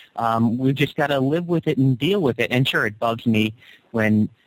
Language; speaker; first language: English; native; English